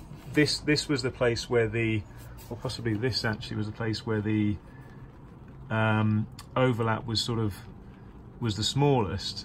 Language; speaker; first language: English; native; English